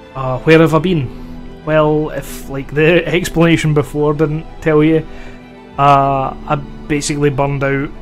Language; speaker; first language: English; native; English